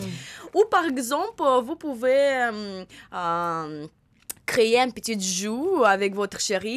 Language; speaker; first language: French; non-native, learner; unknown